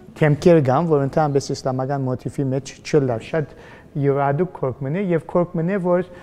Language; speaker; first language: Armenian; early bilingual, heritage; Armenian